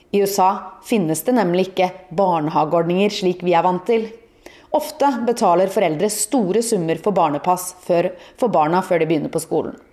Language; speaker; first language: Norwegian; native; Norwegian